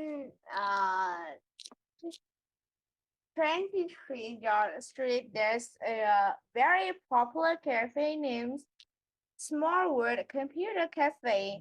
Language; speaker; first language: English; non-native, learner; Vietnamese